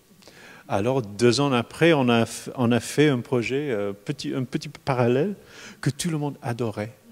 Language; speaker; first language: French; non-native, fluent; English